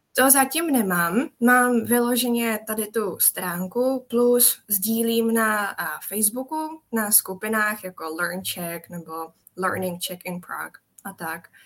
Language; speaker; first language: Czech; native; Czech